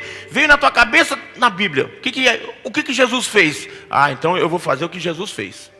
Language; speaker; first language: Portuguese; native; Portuguese